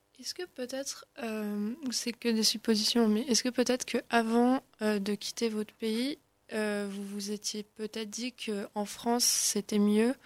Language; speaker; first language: French; native; French